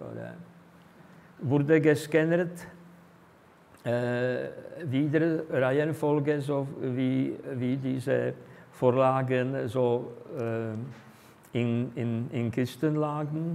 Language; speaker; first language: German; non-native, fluent; Czech